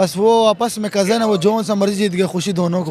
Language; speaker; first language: Hindi; non-native, fluent; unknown